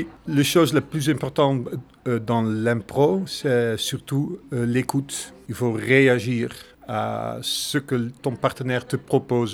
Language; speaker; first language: French; non-native, fluent; Dutch